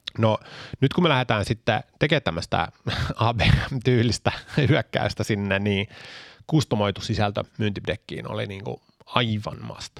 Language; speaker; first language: Finnish; early bilingual, heritage; Finnish